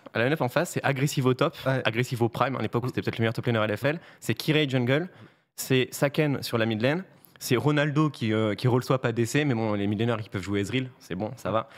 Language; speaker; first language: French; native; French